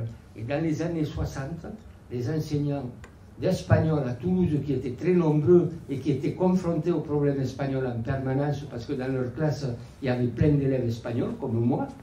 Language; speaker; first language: French; early bilingual, other home language; Spanish